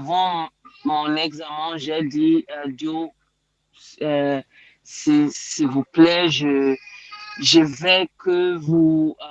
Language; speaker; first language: French; non-native, learner; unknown